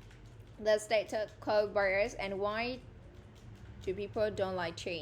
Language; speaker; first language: English; non-native, fluent; Vietnamese